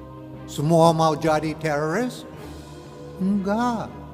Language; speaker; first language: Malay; non-native, fluent; English